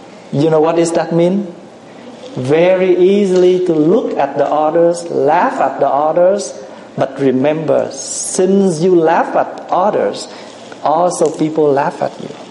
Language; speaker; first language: English; non-native, fluent; Vietnamese